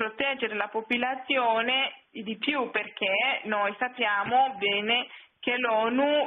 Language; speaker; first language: Italian; non-native, fluent; French